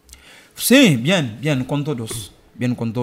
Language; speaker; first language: Spanish; non-native, learner; Haitian Creole